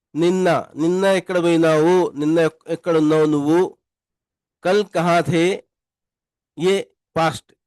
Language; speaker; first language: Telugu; non-native, local second language; Urdu